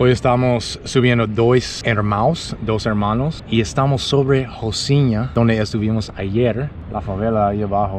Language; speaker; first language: Spanish; non-native, fluent; English